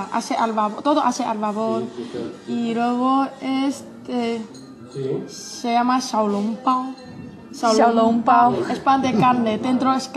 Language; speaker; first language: Spanish; non-native, learner; Chinese